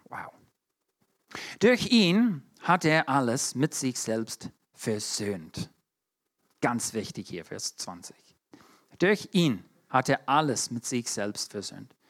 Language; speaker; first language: German; non-native, fluent; English